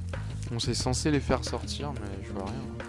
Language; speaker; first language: French; native; French